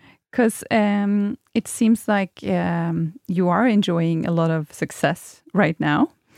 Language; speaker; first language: English; non-native, fluent; Norwegian